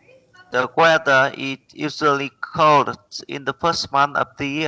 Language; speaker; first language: English; non-native, learner; Vietnamese